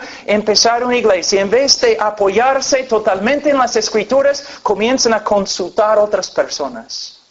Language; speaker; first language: Spanish; non-native, fluent; English